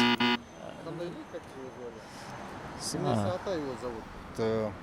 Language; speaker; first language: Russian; non-native, local second language; Kyrgyz